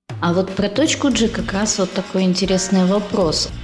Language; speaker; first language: Russian; native; Russian